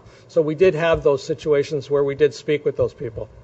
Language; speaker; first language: English; native; English